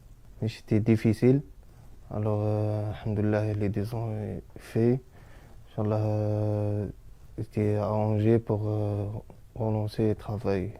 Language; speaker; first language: French; non-native, learner; Arabic